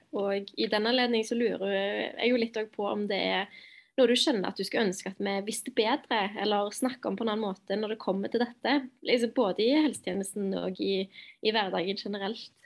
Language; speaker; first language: Norwegian; native; Norwegian